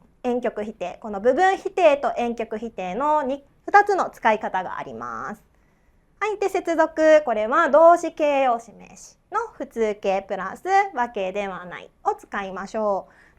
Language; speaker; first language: Japanese; non-native, fluent; Chinese